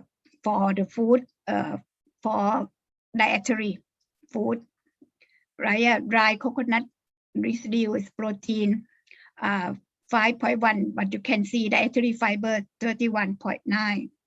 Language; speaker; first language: English; non-native, learner; Thai